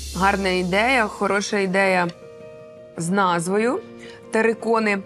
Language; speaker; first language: Ukrainian; native; Ukrainian